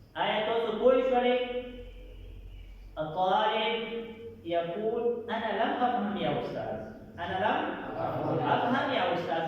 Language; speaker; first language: Arabic; non-native, fluent; Pashto